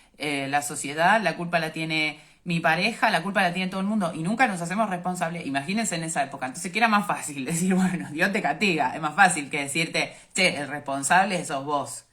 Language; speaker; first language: Spanish; native; Spanish